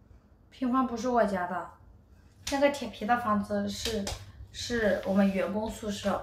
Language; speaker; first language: Chinese; native; Chinese